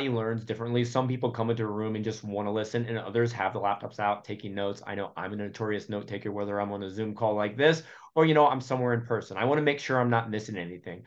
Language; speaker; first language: English; native; English